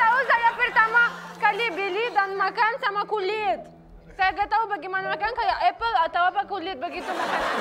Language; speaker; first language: Indonesian; non-native, learner; Russian